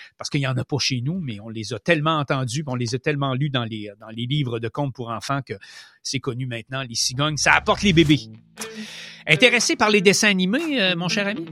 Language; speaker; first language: French; native; French